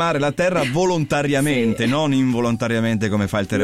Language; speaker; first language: Italian; native; Italian